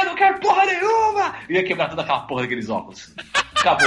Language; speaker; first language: Portuguese; native; Portuguese